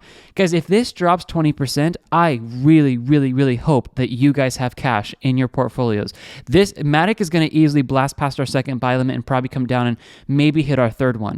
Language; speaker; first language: English; native; English